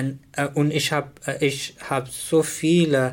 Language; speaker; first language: German; non-native, learner; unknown